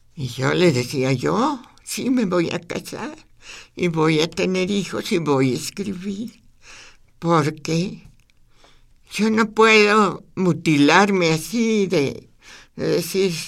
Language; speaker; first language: Spanish; native; Spanish